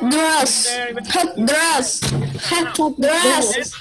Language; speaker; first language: English; non-native, learner; Spanish